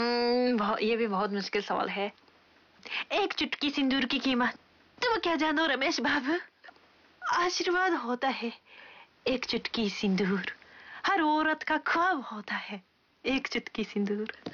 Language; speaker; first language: Hindi; non-native, fluent; Japanese